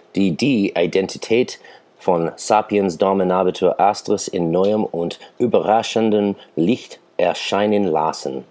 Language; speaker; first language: German; non-native, fluent; English